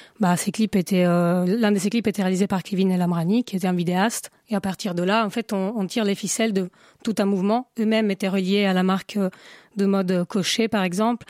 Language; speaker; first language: French; non-native, fluent; Italian